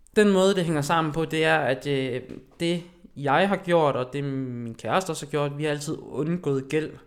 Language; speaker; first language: Danish; early bilingual, other home language; Haitian Creole